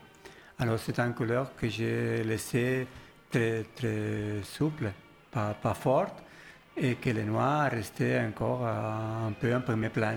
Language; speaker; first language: French; non-native, learner; Spanish